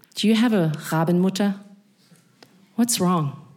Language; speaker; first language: English; non-native, fluent; German